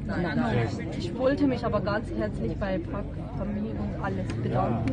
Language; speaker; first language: German; non-native, fluent; Urdu